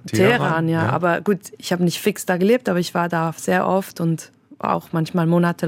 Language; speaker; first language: German; native; German